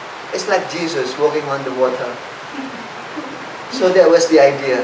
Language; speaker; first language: English; non-native, fluent; Javanese